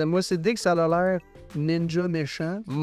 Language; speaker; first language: French; native; French